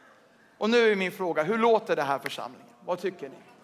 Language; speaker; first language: Swedish; native; Swedish